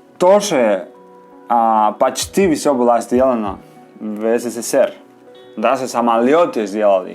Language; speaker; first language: Russian; non-native, fluent; Spanish